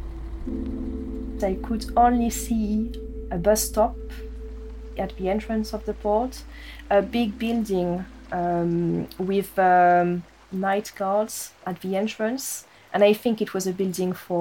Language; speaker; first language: English; non-native, fluent; French